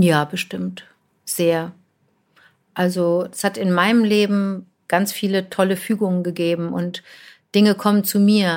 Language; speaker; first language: German; native; German